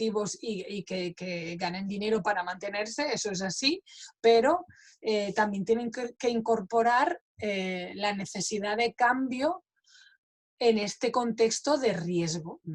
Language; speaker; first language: Catalan; non-native, fluent; Spanish